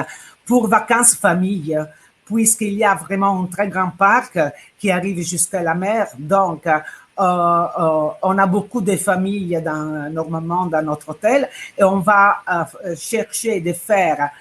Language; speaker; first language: French; non-native, fluent; Italian